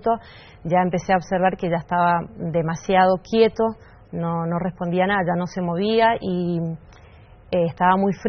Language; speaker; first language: Spanish; native; Spanish